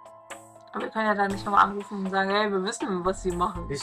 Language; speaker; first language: German; native; German